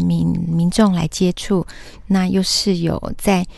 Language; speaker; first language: Chinese; native; Chinese